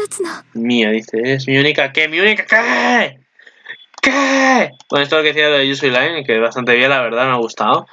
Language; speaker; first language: Spanish; native; Spanish